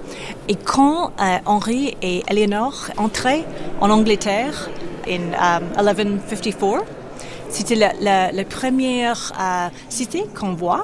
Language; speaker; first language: French; non-native, fluent; English